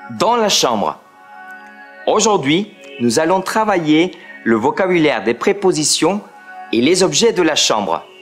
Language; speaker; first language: French; non-native, fluent; Spanish